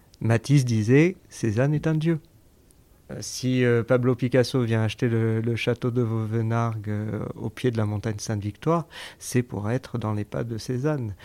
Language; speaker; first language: French; native; French